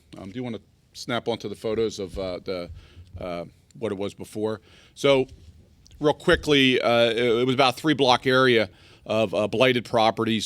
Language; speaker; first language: English; native; English